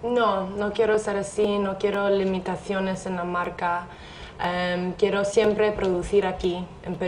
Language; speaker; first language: Spanish; non-native, fluent; English